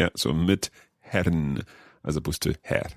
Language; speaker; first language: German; non-native, learner; English